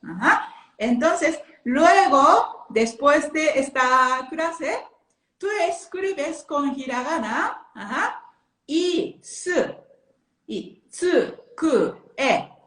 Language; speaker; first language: Spanish; non-native, learner; Japanese